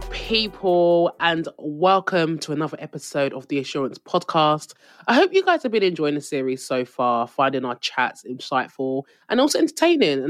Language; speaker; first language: English; native; English